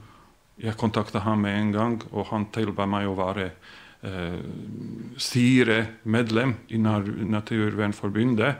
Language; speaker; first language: Norwegian; non-native, fluent; Bosnian